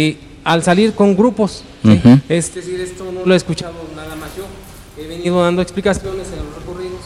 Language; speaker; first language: Spanish; native; Spanish